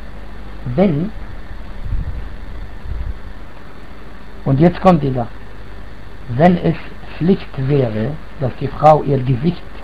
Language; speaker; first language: German; non-native, fluent; Arabic